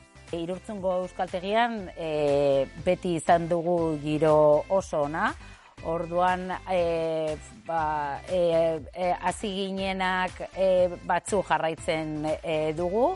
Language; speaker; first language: Basque; non-native, local second language; Spanish